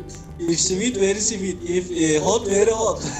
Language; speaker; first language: English; non-native, learner; Turkish